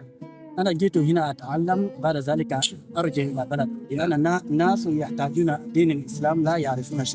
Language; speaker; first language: Arabic; non-native, learner; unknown